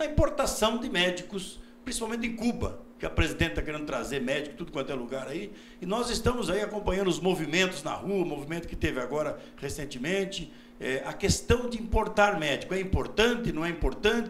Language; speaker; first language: Portuguese; native; Portuguese